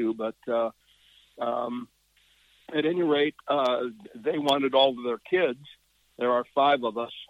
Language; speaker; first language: English; native; English